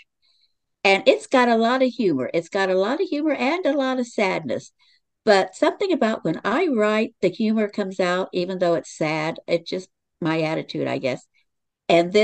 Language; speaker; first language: English; native; English